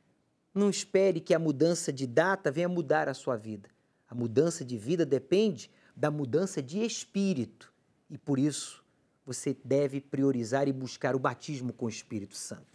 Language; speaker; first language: Portuguese; native; Portuguese